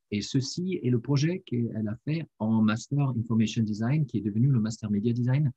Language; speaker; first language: French; non-native, fluent; German